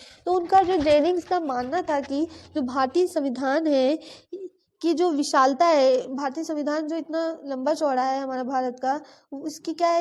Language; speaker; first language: Hindi; native; Hindi